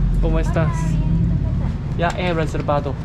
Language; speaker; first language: Spanish; non-native, learner; Korean